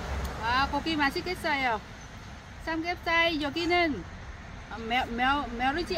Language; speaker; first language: Korean; non-native, learner; Vietnamese